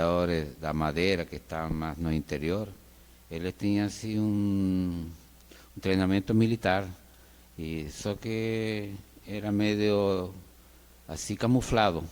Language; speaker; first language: Portuguese; non-native, fluent; Spanish